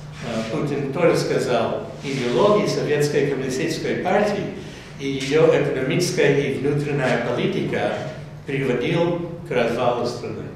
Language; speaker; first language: Russian; non-native, fluent; English